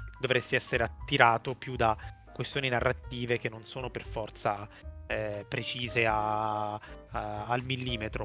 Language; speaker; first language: Italian; native; Italian